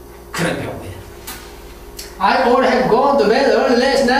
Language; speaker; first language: English; non-native, fluent; Korean